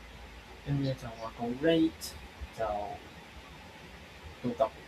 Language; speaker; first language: Cantonese; native; Cantonese